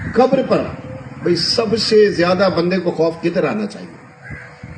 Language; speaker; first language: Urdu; non-native, local second language; Punjabi